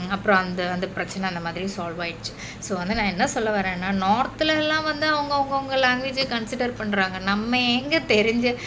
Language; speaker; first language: Tamil; non-native, local second language; Malayalam